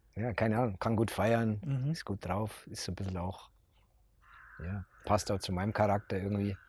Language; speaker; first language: German; native; German